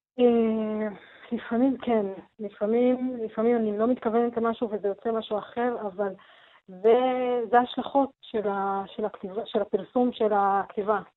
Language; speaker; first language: Hebrew; non-native, local second language; Arabic